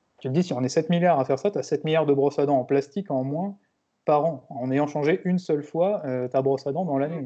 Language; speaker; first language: French; native; French